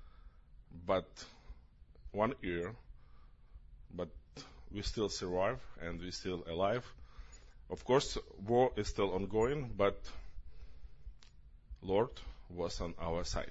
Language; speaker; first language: English; non-native, learner; Ukrainian